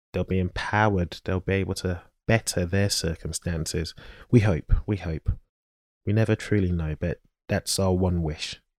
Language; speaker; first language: English; native; English